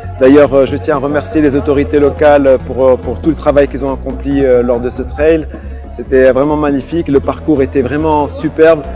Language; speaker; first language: French; non-native, local second language; Arabic